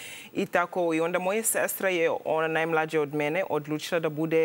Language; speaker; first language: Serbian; non-native, learner; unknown